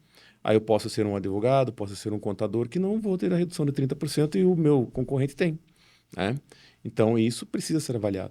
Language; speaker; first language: Portuguese; native; Portuguese